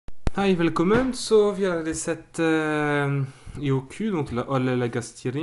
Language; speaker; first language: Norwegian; non-native, fluent; French